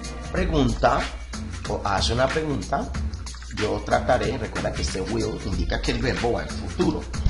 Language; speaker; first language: Spanish; native; Spanish